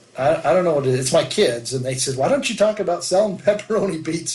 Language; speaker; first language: English; native; English